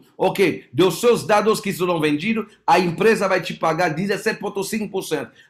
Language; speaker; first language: Portuguese; non-native, fluent; French